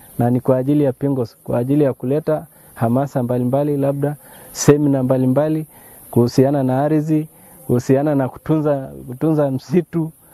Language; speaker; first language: Swahili; non-native, local second language; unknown